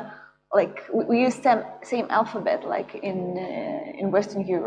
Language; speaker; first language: English; non-native, fluent; Russian